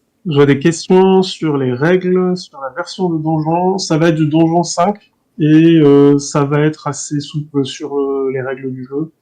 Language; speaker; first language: French; native; French